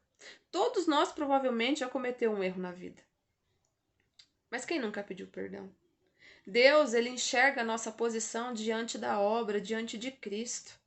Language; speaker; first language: Portuguese; native; Portuguese